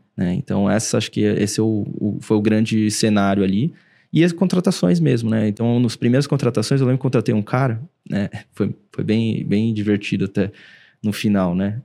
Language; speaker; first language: Portuguese; native; Portuguese